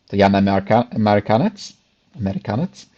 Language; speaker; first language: Ukrainian; non-native, fluent; English